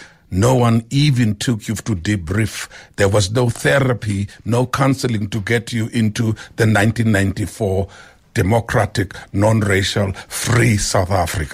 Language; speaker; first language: English; non-native, local second language; Xhosa